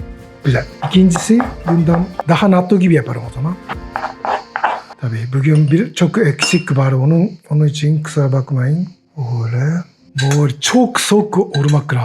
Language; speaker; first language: Turkish; non-native, learner; Japanese